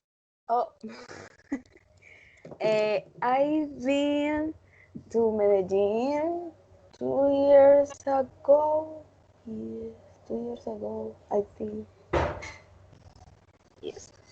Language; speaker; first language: English; non-native, learner; Spanish